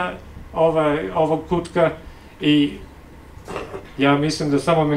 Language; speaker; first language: Serbian; non-native, fluent; English